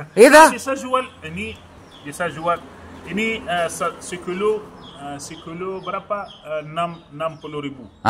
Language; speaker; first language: Indonesian; non-native, learner; Arabic